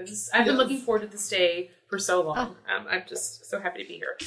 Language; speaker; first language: English; native; English